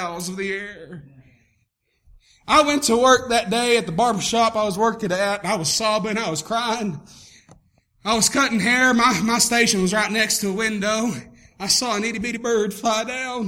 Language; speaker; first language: English; native; English